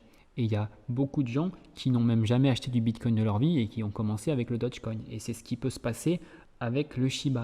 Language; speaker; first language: French; native; French